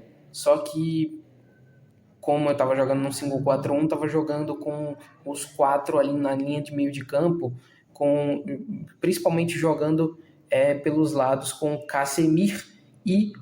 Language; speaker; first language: Portuguese; native; Portuguese